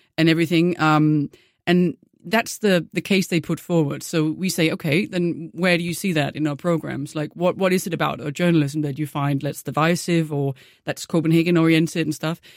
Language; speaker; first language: English; non-native, fluent; Danish